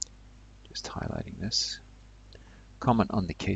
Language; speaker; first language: English; native; English